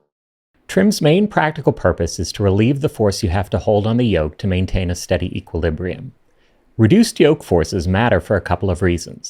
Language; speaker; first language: English; native; English